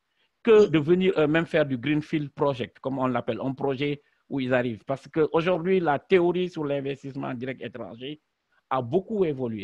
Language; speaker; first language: French; non-native, local second language; Wolof